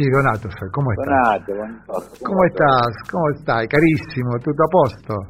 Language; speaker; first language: Spanish; native; Spanish